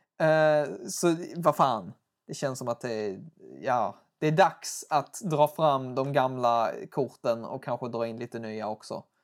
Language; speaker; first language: Swedish; native; Swedish